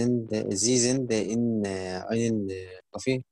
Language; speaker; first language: German; non-native, learner; Arabic